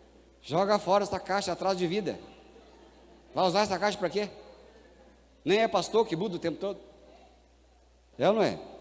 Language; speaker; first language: Portuguese; native; Portuguese